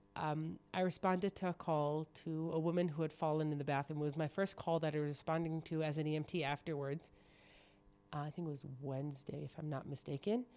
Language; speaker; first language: English; native; English